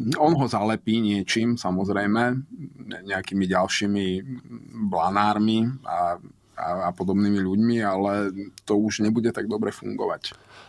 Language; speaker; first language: Slovak; non-native, local second language; Hungarian